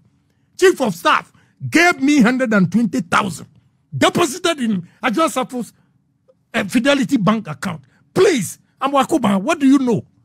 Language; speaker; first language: English; non-native, local second language; Akan